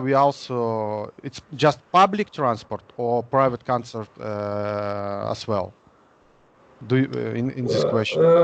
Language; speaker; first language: English; non-native, learner; Russian